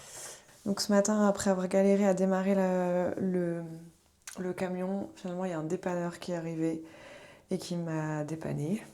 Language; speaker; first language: French; native; French